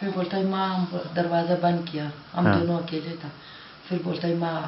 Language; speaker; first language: Hindi; non-native, local second language; Hazaragi